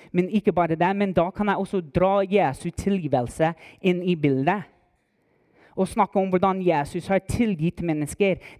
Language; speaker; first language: Norwegian; non-native, fluent; English